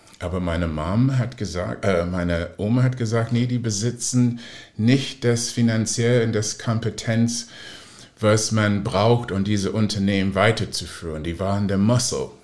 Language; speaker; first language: German; non-native, fluent; English